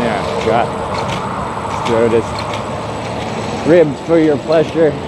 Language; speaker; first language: English; native; English